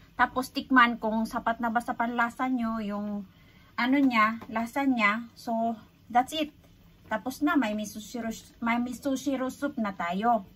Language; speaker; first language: Filipino; non-native, local second language; Cebuano